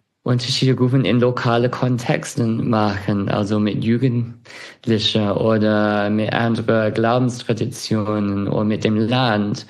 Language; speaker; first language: German; non-native, fluent; English